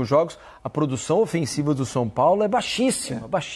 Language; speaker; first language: Portuguese; native; Portuguese